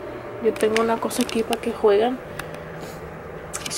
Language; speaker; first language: Spanish; early bilingual, other home language; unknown